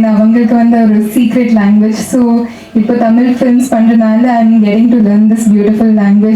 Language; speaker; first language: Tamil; non-native, learner; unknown